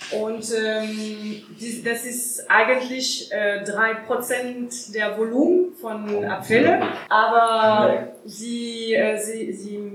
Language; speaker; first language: German; non-native, learner; French